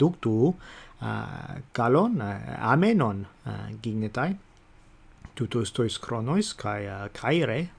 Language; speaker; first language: Greek; non-native, fluent; English